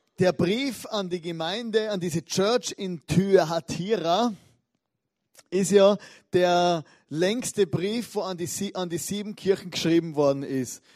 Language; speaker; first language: German; native; German